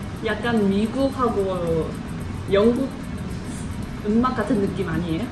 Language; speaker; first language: Korean; non-native, fluent; Vietnamese